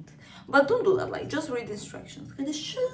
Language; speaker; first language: English; non-native, fluent; Spanish